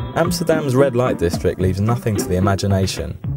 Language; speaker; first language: English; native; English